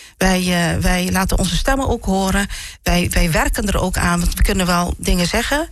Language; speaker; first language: Dutch; early bilingual, other home language; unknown